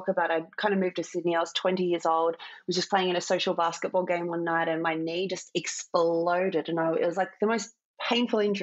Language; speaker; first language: English; native; English